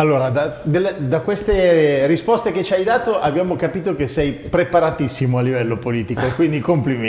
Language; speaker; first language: Italian; native; Italian